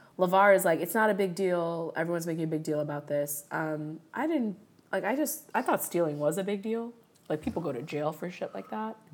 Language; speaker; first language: English; early bilingual, other home language; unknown